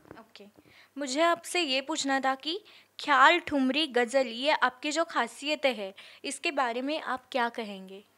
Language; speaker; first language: Hindi; non-native, local second language; Marathi